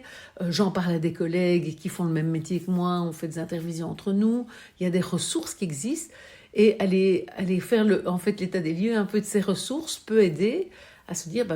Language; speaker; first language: French; native; French